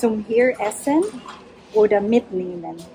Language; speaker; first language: German; non-native, fluent; Filipino